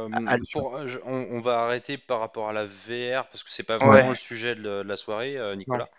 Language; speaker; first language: French; native; French